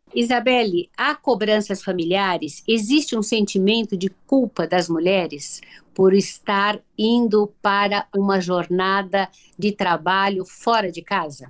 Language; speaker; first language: Portuguese; native; Portuguese